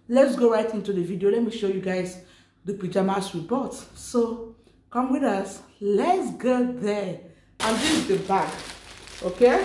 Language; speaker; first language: English; non-native, local second language; Igbo